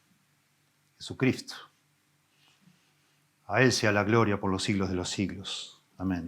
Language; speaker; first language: Spanish; native; Spanish